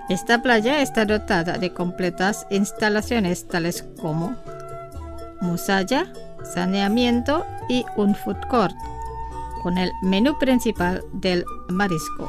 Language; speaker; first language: Spanish; non-native, fluent; Indonesian